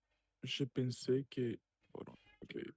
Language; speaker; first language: French; non-native, learner; Russian